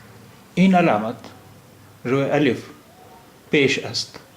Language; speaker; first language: Persian; non-native, learner; Urdu